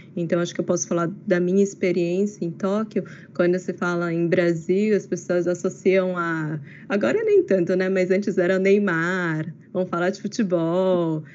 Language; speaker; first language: Portuguese; native; Portuguese